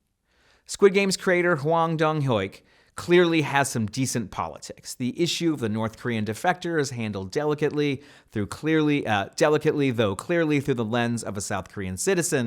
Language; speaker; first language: English; native; English